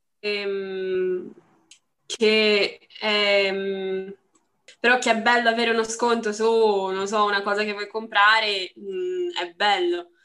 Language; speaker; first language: Italian; non-native, fluent; Portuguese